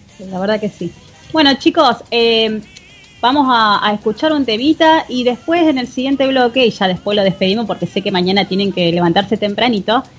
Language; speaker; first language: Spanish; native; Spanish